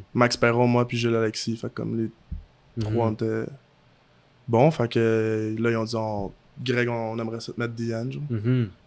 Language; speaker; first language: French; native; French